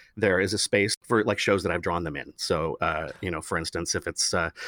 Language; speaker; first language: English; native; English